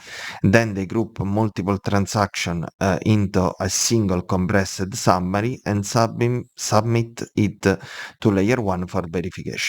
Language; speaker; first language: English; non-native, fluent; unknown